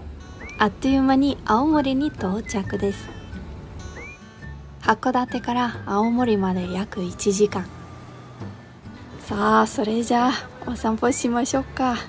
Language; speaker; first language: Japanese; non-native, fluent; Russian